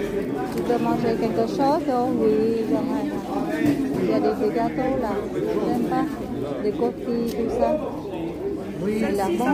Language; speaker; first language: French; non-native, learner; Vietnamese